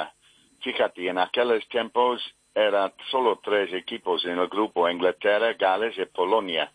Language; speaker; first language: Spanish; non-native, fluent; English